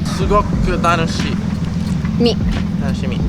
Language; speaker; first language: Japanese; non-native, learner; English